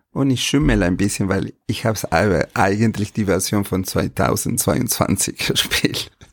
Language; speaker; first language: German; non-native, fluent; Spanish